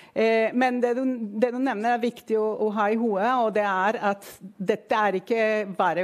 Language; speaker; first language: Norwegian; non-native, fluent; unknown